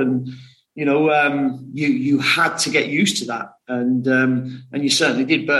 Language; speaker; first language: English; native; English